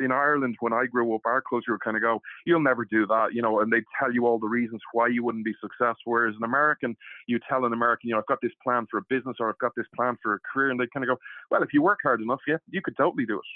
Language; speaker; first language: English; native; English